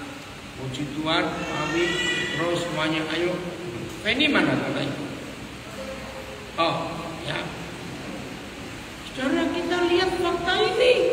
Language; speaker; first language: Indonesian; native; Indonesian